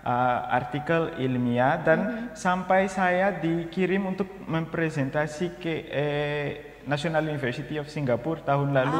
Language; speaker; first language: Indonesian; non-native, fluent; Malagasy